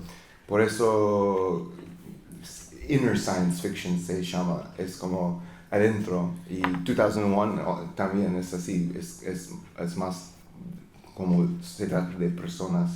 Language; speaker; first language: Spanish; non-native, learner; English